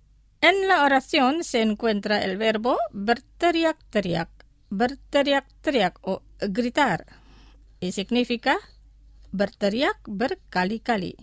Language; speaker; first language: Spanish; non-native, fluent; Indonesian